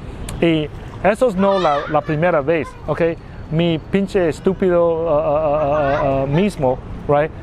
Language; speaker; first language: Spanish; non-native, learner; Vietnamese